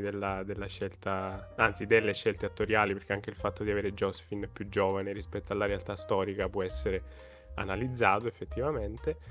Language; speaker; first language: Italian; native; Italian